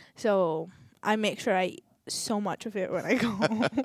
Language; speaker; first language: English; non-native, local second language; Telugu